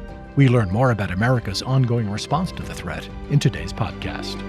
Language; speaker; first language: English; native; English